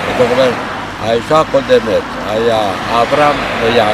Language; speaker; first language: Hebrew; non-native, fluent; Romanian